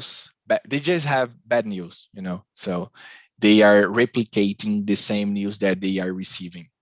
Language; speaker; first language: English; non-native, learner; Portuguese